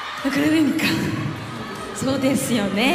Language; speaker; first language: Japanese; non-native, learner; Korean